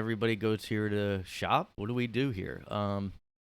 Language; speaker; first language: English; native; English